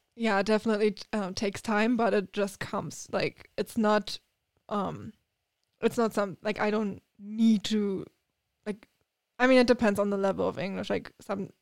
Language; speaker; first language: English; non-native, fluent; German